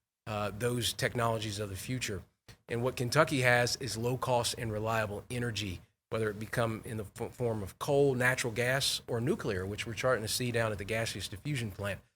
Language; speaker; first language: English; native; English